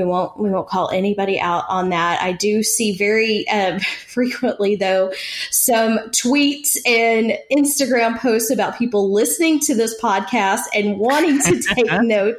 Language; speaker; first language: English; native; English